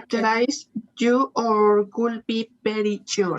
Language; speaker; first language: English; non-native, learner; Spanish